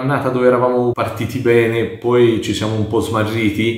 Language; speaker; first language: Italian; native; Italian